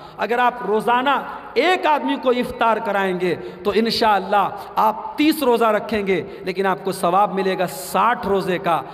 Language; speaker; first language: Urdu; native; Urdu